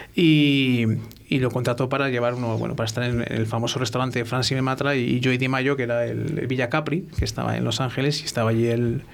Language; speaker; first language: Spanish; native; Spanish